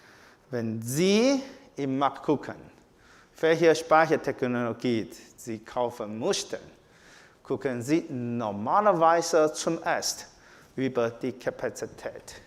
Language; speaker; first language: German; non-native, fluent; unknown